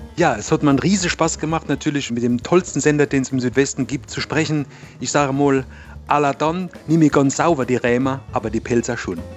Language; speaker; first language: German; native; German